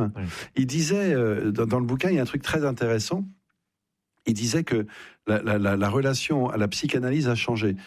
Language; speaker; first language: French; native; French